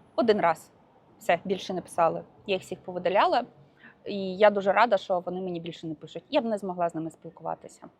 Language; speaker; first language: Ukrainian; non-native, local second language; Russian